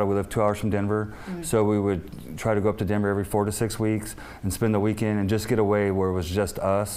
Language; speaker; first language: English; native; English